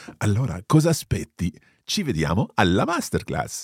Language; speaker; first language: Italian; non-native, fluent; English